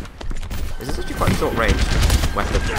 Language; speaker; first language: English; native; English